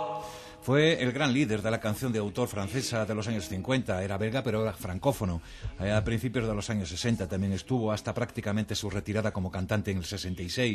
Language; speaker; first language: Spanish; native; Spanish